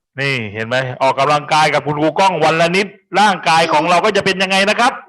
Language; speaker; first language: Thai; native; Thai